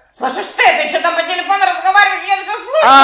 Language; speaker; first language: Russian; native; Russian